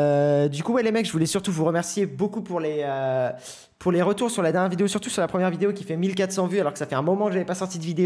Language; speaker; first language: French; native; French